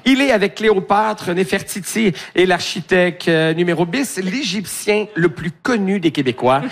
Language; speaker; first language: French; native; French